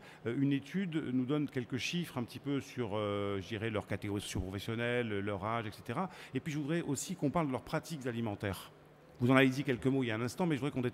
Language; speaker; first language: French; native; French